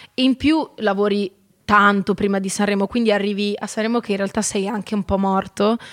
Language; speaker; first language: Italian; native; Italian